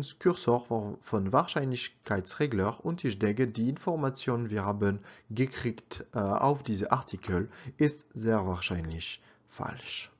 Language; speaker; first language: German; non-native, learner; French